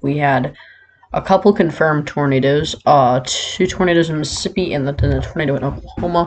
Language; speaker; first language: English; native; English